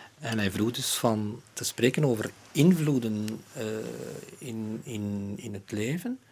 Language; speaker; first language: Dutch; native; Dutch